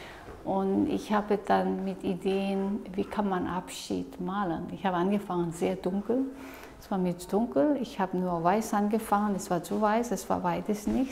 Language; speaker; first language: German; non-native, fluent; Korean